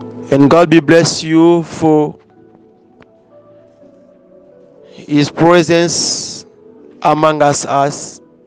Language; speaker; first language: English; non-native, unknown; Lingala